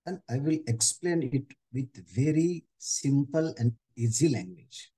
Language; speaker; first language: English; non-native, local second language; Marathi